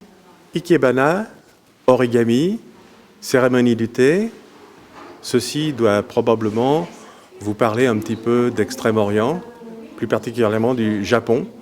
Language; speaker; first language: French; native; French